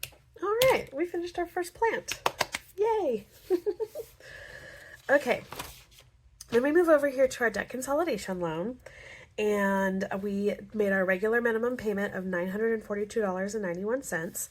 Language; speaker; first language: English; native; English